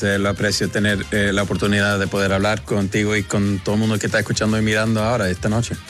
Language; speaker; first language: Spanish; early bilingual, heritage; Spanish